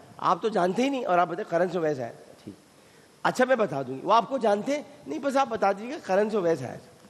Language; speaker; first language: Urdu; native; Urdu